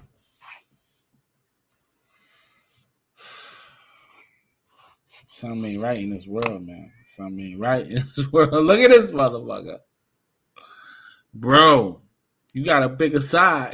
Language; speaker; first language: English; native; English